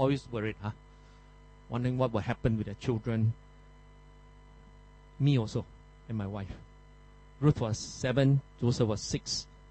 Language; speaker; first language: English; non-native, local second language; Min Nan Chinese